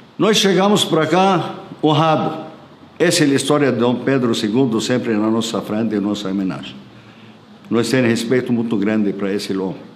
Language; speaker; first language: Portuguese; non-native, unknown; Arabic